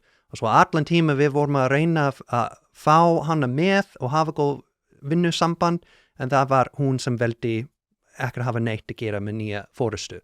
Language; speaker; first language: Icelandic; non-native, learner; English